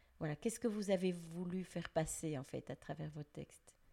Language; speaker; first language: French; native; French